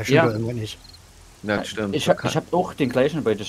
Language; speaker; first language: German; native; German